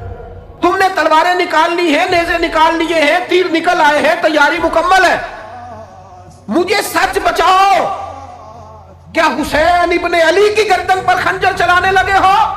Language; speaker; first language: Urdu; non-native, local second language; Punjabi